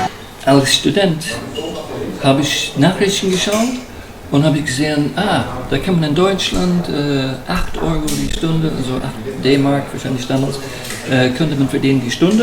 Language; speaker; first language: German; non-native, fluent; English